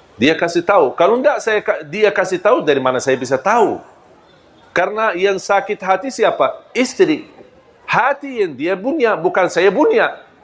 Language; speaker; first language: Malay; non-native, fluent; Arabic